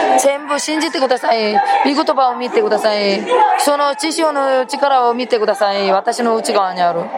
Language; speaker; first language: Japanese; non-native, fluent; Korean